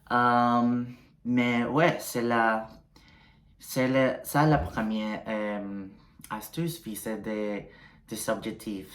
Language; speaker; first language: French; non-native, learner; Spanish